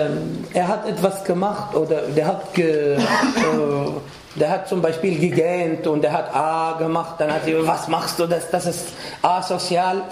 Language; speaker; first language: German; non-native, fluent; Arabic